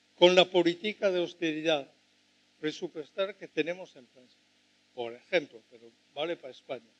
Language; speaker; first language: Spanish; non-native, fluent; French